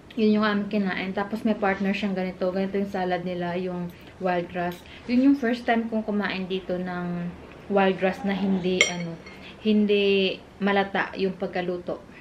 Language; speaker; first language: Filipino; non-native, local second language; Hiligaynon